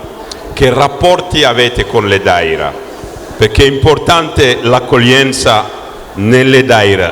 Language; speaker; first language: Italian; non-native, fluent; Wolof